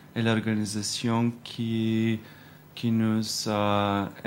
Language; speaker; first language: French; non-native, learner; Macedonian